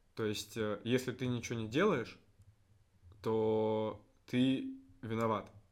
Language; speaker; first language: Russian; native; Russian